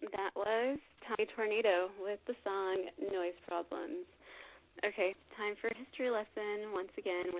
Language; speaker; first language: English; native; English